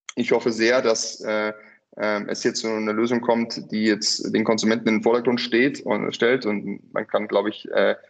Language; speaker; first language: German; native; German